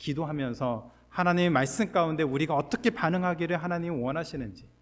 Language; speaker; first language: Korean; native; Korean